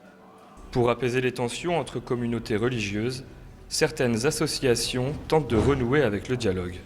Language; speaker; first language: French; native; French